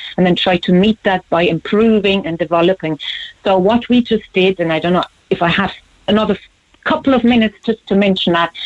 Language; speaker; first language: English; non-native, fluent; German